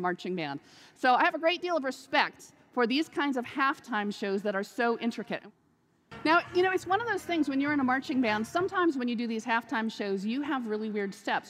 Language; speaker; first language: English; native; English